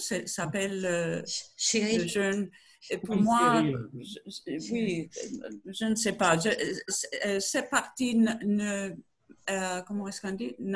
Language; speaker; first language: French; non-native, learner; Spanish